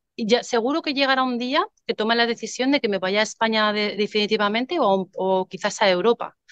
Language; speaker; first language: Spanish; native; Spanish